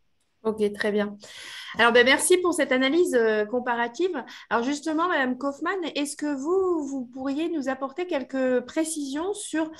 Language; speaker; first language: French; native; French